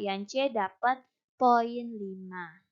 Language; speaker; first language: Indonesian; native; Indonesian